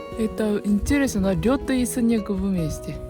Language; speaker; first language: Russian; non-native, learner; Japanese